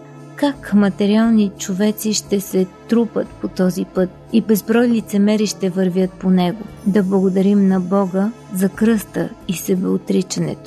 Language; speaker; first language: Bulgarian; native; Bulgarian